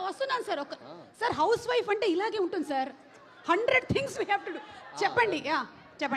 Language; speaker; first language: Telugu; native; Telugu